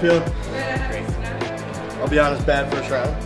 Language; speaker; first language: English; native; English